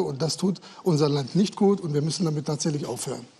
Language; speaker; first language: German; native; German